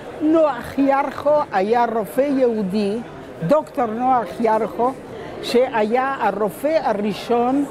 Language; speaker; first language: Hebrew; non-native, local second language; Spanish